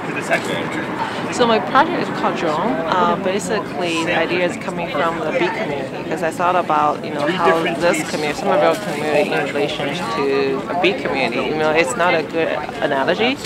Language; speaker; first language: English; non-native, learner; Chinese